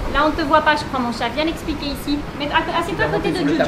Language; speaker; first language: French; native; French